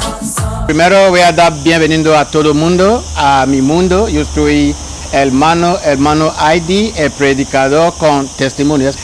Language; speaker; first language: Spanish; non-native, learner; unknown